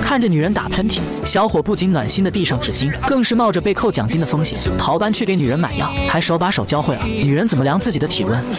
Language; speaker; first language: Chinese; native; Chinese